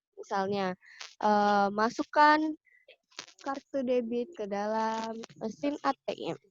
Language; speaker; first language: Indonesian; native; Indonesian